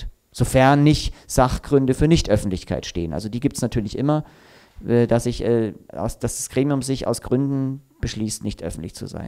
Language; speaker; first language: German; native; German